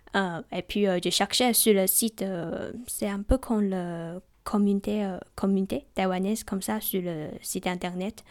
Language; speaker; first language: French; non-native, learner; Chinese